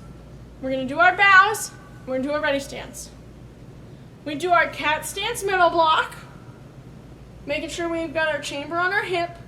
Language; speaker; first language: English; native; English